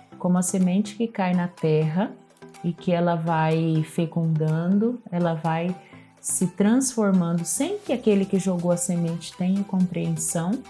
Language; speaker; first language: Portuguese; native; Portuguese